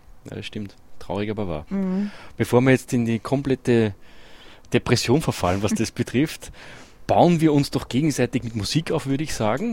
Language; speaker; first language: German; native; German